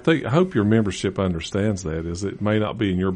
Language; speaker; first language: English; native; English